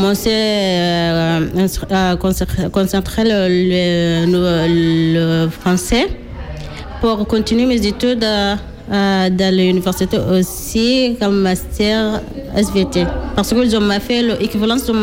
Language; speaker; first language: French; non-native, learner; Arabic